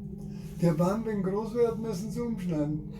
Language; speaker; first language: German; native; German